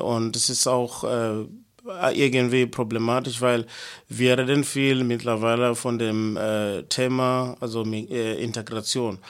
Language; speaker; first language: German; non-native, fluent; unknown